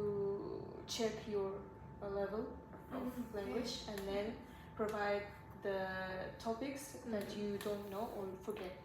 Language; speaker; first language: English; non-native, learner; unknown